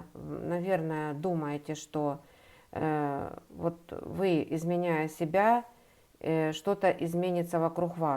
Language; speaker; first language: Russian; native; Russian